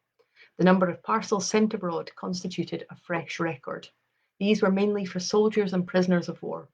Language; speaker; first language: English; native; English